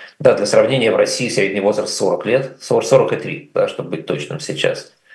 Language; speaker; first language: Russian; native; Russian